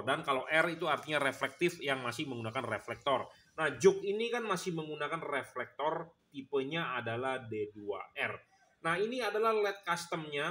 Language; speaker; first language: Indonesian; native; Indonesian